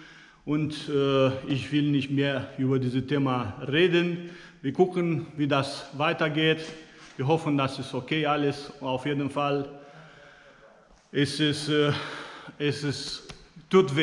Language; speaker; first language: German; non-native, fluent; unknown